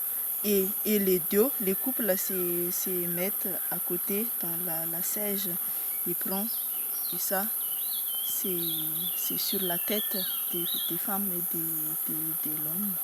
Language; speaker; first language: French; non-native, local second language; Malagasy